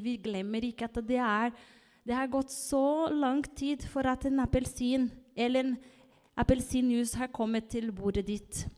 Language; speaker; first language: Norwegian; non-native, fluent; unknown